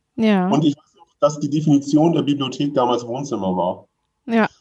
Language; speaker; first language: German; native; German